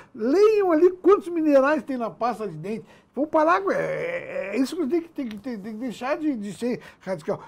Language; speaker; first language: Portuguese; native; Portuguese